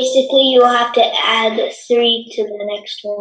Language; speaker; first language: English; native; English